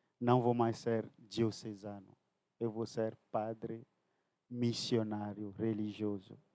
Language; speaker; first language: Portuguese; non-native, fluent; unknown